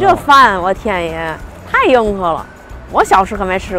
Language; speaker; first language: Chinese; native; Chinese